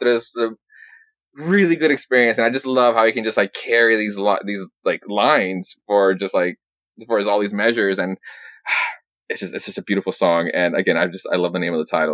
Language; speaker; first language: English; early bilingual, other home language; Spanish